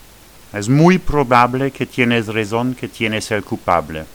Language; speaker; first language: Spanish; non-native, fluent; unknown